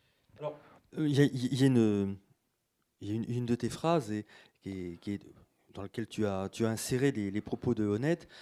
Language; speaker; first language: French; native; French